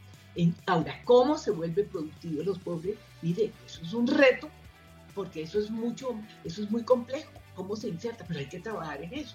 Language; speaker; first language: Spanish; native; Spanish